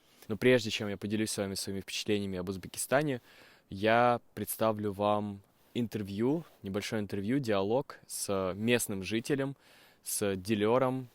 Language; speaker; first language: Russian; native; Russian